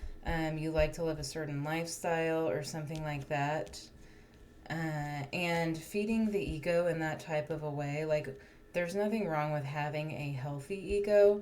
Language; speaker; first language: English; native; English